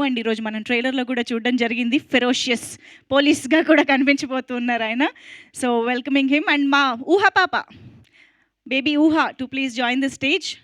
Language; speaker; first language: Telugu; native; Telugu